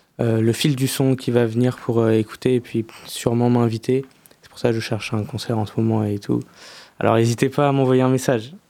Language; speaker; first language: French; native; French